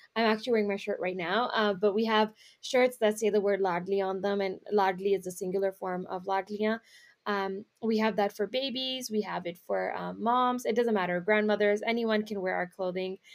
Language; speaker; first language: English; native; English